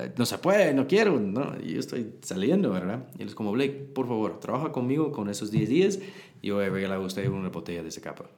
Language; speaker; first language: Spanish; non-native, learner; English